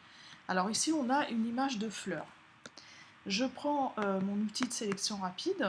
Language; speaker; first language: French; native; French